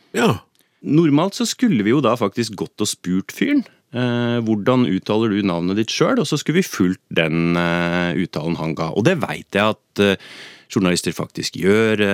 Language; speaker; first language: Norwegian; native; Norwegian